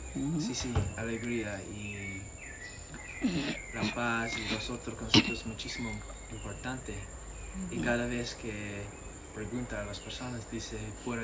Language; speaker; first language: Spanish; non-native, learner; English